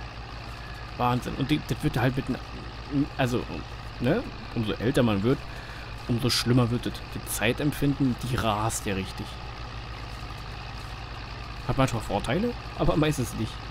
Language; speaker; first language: German; native; German